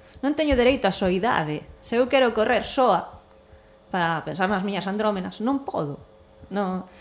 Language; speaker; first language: Galician; non-native, local second language; Spanish